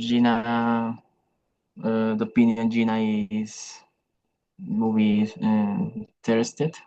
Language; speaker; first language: English; non-native, learner; Spanish